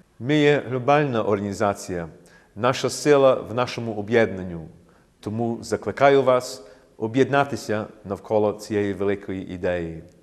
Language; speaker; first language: Ukrainian; early bilingual, heritage; Ukrainian